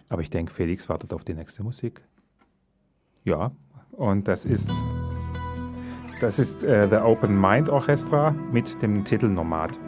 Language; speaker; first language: German; native; German